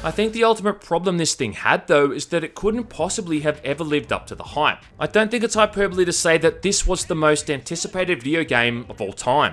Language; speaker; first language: English; native; English